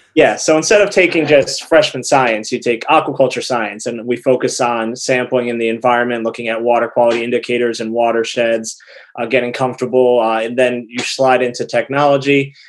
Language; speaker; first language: English; native; English